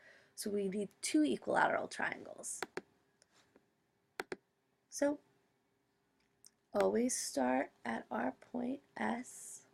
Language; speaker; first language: English; native; English